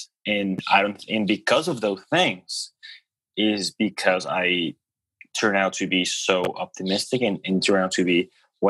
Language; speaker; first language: English; non-native, fluent; Spanish